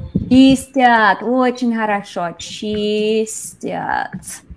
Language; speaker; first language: Russian; non-native, fluent; English